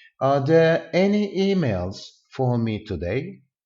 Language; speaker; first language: English; non-native, fluent; Turkish